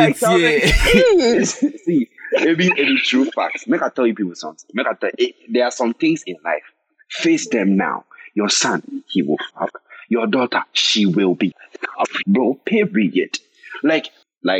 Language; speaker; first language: English; non-native, local second language; Akan